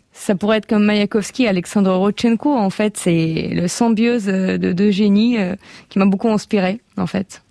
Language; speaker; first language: French; non-native, fluent; Ukrainian